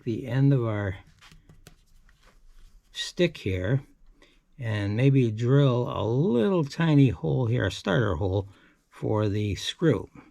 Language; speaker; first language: English; native; English